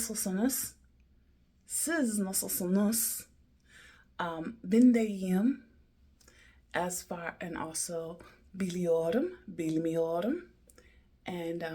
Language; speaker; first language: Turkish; non-native, learner; English